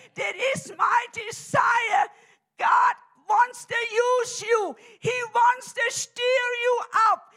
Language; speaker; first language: English; non-native, fluent; German